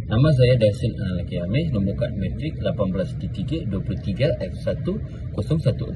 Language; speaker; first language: Malay; non-native, local second language; Iban